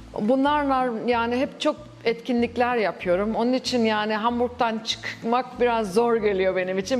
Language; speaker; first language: Turkish; early bilingual, heritage; Turkish